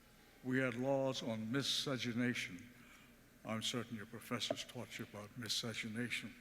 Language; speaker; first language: English; early bilingual, other home language; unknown